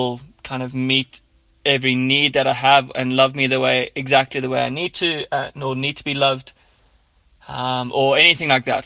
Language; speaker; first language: English; native; English